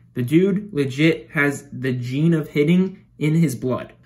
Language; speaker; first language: English; native; English